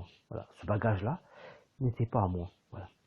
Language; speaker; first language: French; native; French